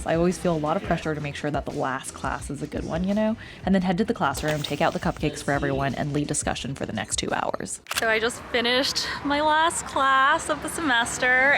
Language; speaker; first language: English; early bilingual, other home language; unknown